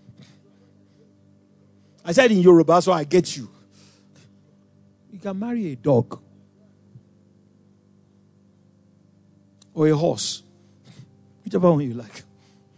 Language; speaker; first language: English; non-native, local second language; Yoruba